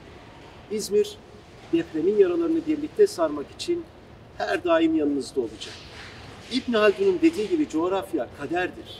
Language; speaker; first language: Turkish; native; Turkish